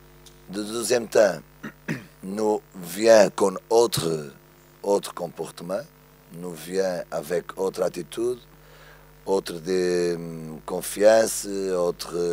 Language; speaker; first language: French; non-native, learner; Portuguese